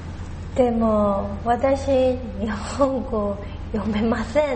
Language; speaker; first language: Japanese; non-native, learner; Chinese